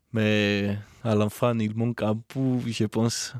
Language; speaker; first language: French; non-native, learner; Georgian